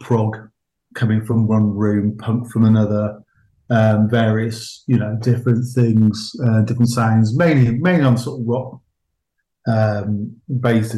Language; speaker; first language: English; native; English